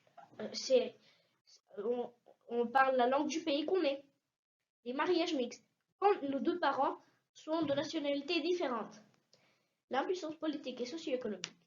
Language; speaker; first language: French; early bilingual, heritage; French